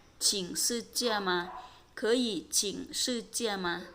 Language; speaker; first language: Chinese; non-native, fluent; Thai